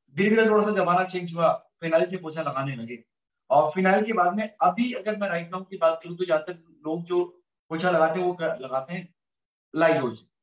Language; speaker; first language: Hindi; native; Hindi